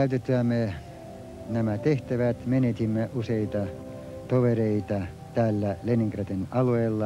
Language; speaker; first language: Finnish; early bilingual, heritage; Finnish